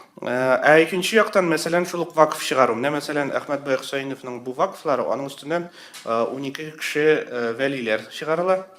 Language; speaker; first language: Tatar; native; Tatar